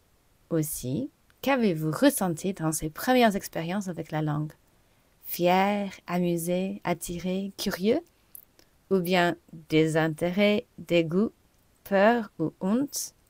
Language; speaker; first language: French; non-native, fluent; English